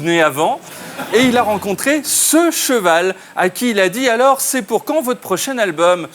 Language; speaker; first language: French; native; French